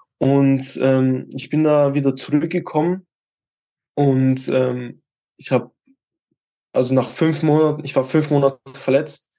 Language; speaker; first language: German; early bilingual, other home language; Albanian